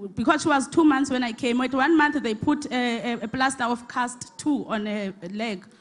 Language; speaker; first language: English; non-native, local second language; Xhosa